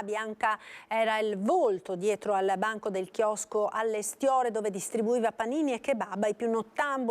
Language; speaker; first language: Italian; native; Italian